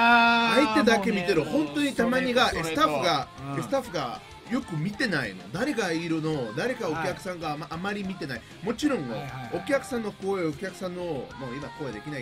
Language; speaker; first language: Japanese; non-native, learner; Spanish